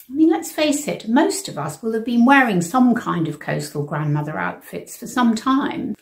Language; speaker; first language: English; native; English